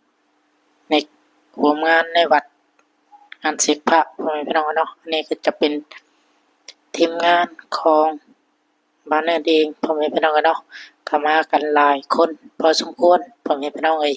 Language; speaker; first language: Thai; non-native, local second language; Northeastern Thai